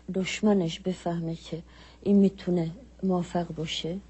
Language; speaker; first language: Persian; non-native, fluent; Czech